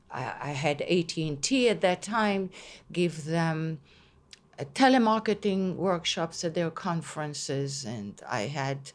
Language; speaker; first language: English; non-native, fluent; Hebrew